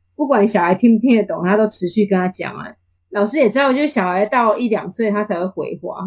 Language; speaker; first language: Chinese; native; Chinese